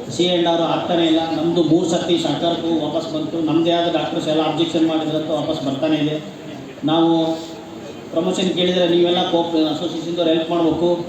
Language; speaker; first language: Kannada; native; Kannada